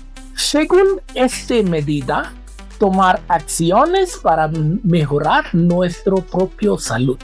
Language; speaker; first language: Spanish; non-native, fluent; Hindi